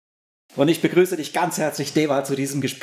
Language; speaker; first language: German; native; German